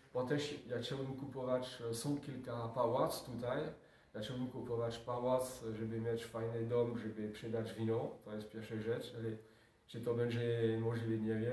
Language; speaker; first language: Polish; non-native, learner; French